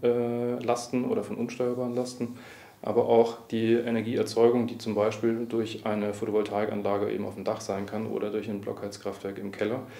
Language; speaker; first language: German; native; German